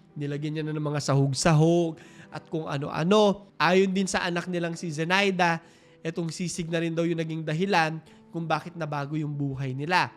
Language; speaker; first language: Filipino; native; Filipino